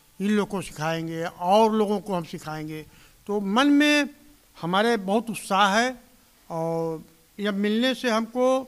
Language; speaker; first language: Hindi; native; Hindi